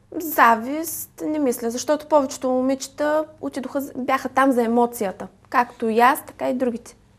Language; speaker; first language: Bulgarian; native; Bulgarian